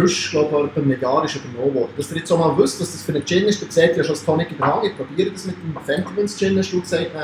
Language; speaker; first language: German; native; German